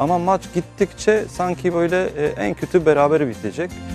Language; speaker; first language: Turkish; early bilingual, heritage; Turkish